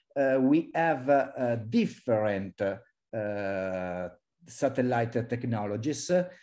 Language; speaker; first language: English; non-native, fluent; Italian